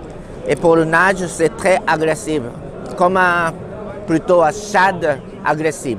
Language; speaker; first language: French; non-native, learner; Japanese